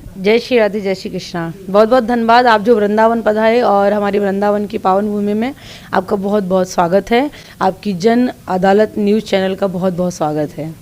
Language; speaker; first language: Hindi; native; Hindi